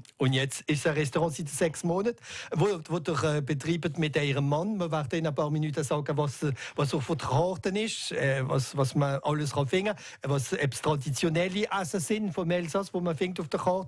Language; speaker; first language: German; native; German